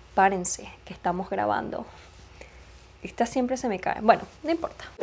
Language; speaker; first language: Spanish; non-native, fluent; Chinese